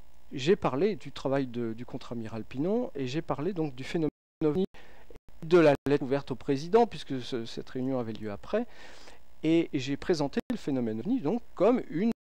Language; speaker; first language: French; native; French